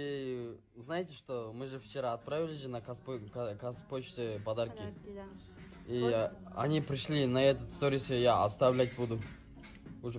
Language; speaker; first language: Russian; non-native, local second language; Kazakh